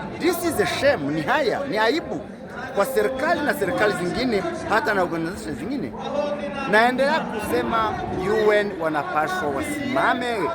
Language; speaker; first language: Swahili; non-native, local second language; Kinyarwanda